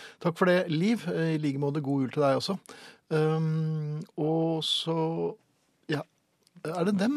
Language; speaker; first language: Norwegian; native; Norwegian